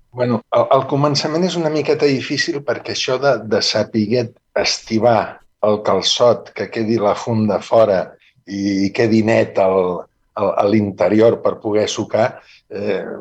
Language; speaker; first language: Catalan; native; Catalan